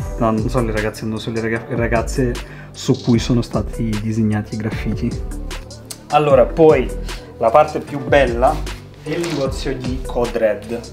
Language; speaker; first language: Italian; early bilingual, other home language; Russian